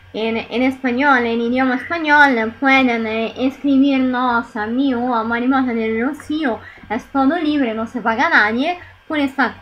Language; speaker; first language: Spanish; non-native, learner; Italian